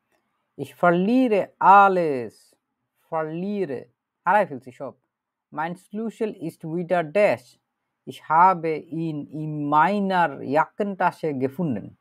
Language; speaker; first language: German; non-native, fluent; Bangla